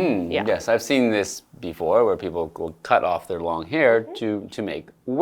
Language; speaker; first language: English; native; English